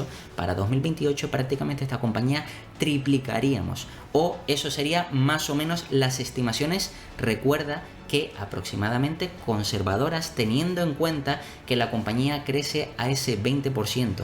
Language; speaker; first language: Spanish; native; Spanish